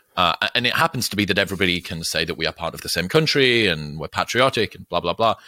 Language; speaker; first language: English; native; English